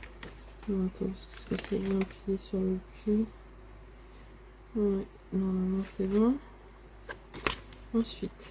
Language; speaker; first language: French; native; French